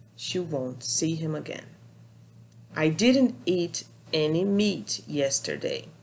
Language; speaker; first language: English; non-native, fluent; Portuguese